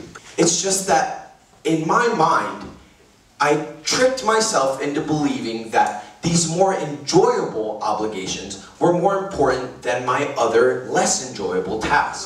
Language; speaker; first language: English; native; English